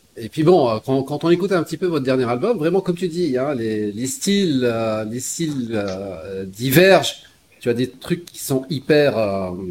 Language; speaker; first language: French; non-native, local second language; Arabic